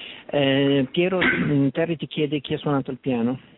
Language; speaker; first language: Italian; native; Italian